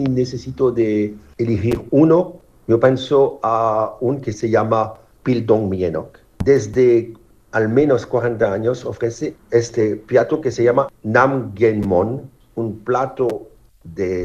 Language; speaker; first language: Spanish; non-native, learner; French